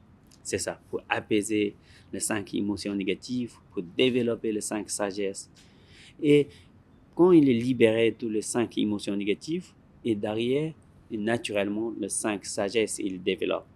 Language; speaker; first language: French; non-native, learner; Tibetan